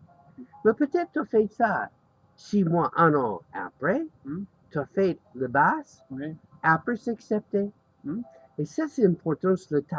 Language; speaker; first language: French; non-native, learner; English